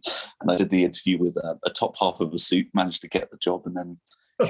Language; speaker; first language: English; non-native, local second language; French